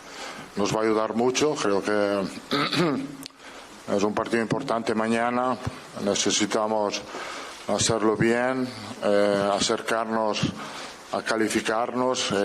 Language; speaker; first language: Spanish; non-native, fluent; Italian